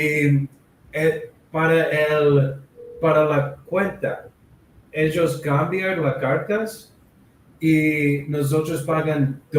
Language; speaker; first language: Spanish; non-native, learner; English